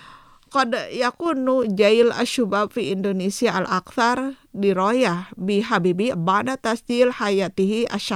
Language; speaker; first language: Arabic; non-native, fluent; Indonesian